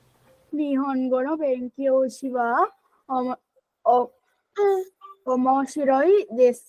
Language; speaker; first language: Japanese; non-native, learner; Sinhala